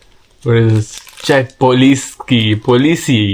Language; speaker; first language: English; non-native, local second language; Malayalam